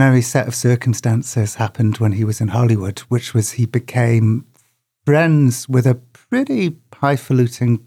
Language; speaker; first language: English; native; English